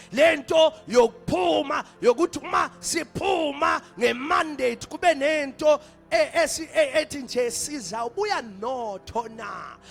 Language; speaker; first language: Zulu; native; Zulu